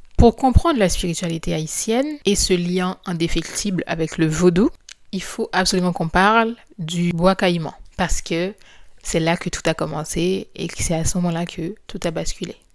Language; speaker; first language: French; non-native, local second language; Haitian Creole